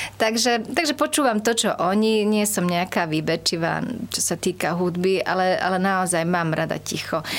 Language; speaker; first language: Slovak; non-native, local second language; Hungarian